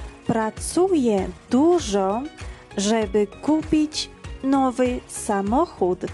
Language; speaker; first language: Polish; non-native, fluent; Georgian